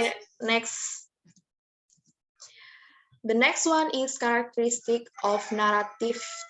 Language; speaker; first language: English; non-native, learner; Indonesian